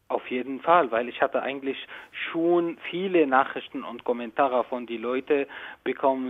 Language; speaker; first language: German; non-native, learner; Arabic